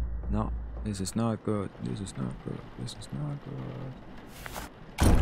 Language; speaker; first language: English; non-native, fluent; Italian